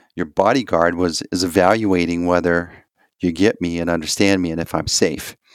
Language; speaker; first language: English; native; English